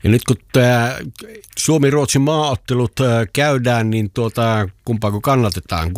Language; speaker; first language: Finnish; native; Finnish